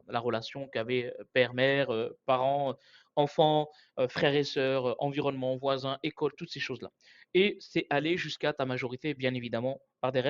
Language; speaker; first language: French; native; French